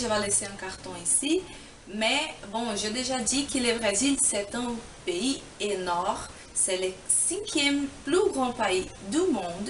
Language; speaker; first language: French; non-native, fluent; Portuguese